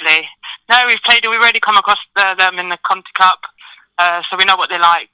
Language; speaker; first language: English; native; English